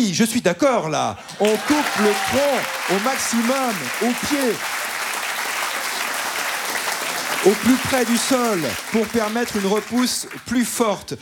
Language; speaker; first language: French; native; French